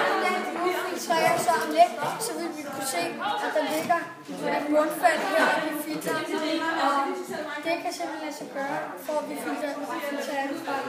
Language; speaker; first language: Danish; native; Danish